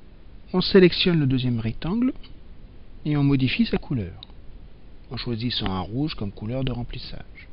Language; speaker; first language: French; native; French